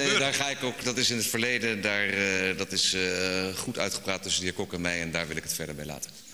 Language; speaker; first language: Dutch; native; Dutch